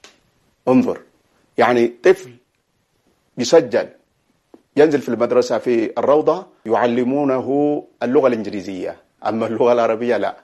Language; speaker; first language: Arabic; non-native, fluent; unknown